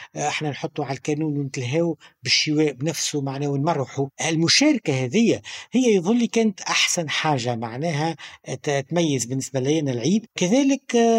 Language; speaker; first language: Arabic; native; Arabic